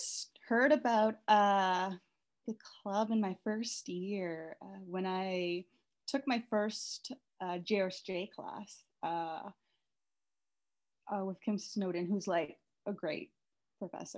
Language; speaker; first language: English; native; English